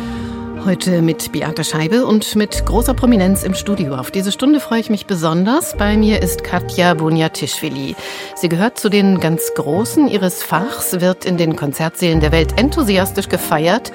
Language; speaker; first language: German; native; German